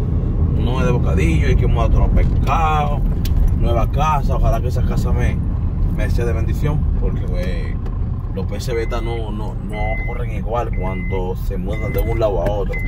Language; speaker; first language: Spanish; native; Spanish